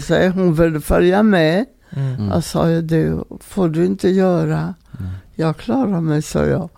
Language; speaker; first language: Swedish; non-native, fluent; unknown